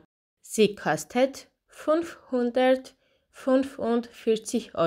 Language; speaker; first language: German; non-native, fluent; Georgian